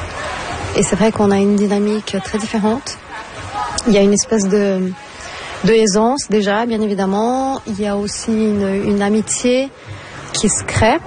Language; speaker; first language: French; non-native, fluent; Portuguese